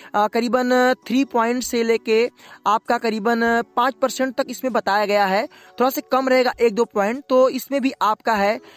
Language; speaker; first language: Hindi; native; Hindi